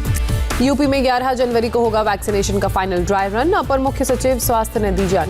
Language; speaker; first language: Hindi; native; Hindi